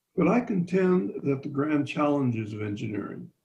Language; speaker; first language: English; native; English